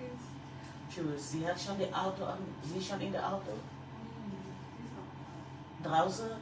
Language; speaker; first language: German; non-native, learner; French